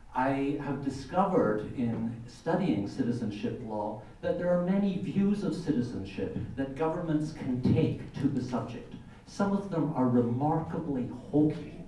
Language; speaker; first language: English; native; English